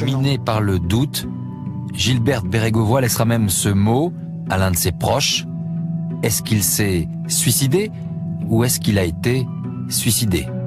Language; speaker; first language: French; native; French